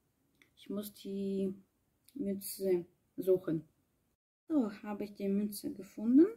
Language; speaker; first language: German; non-native, learner; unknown